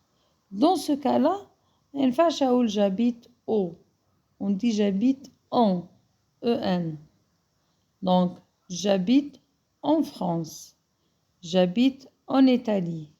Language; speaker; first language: French; non-native, fluent; Arabic